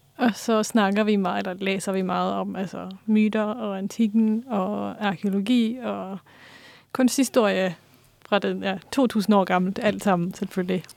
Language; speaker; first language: Danish; early bilingual, heritage; Danish